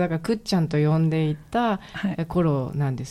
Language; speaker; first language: Japanese; native; Japanese